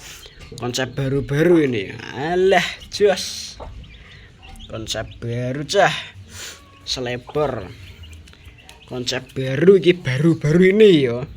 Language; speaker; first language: Indonesian; non-native, local second language; Javanese